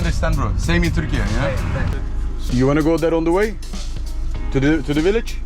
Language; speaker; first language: English; non-native, fluent; Turkish